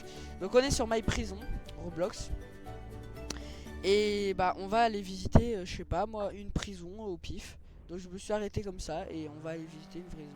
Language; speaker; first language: French; native; French